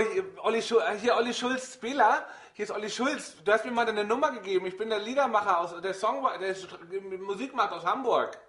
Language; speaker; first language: German; native; German